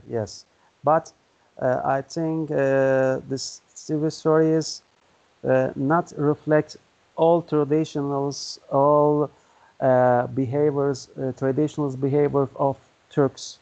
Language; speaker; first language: English; non-native, learner; Turkish